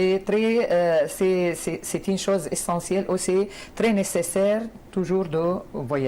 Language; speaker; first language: French; non-native, fluent; Arabic